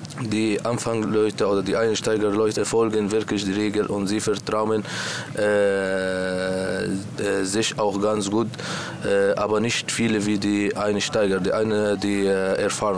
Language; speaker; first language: German; non-native, learner; Arabic